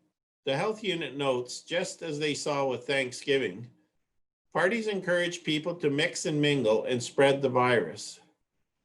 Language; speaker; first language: English; native; English